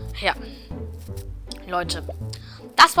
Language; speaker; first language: German; native; German